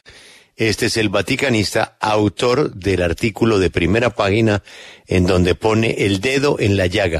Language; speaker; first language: Spanish; native; Spanish